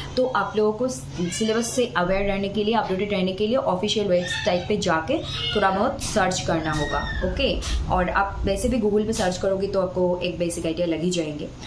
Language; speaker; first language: Hindi; non-native, local second language; Bangla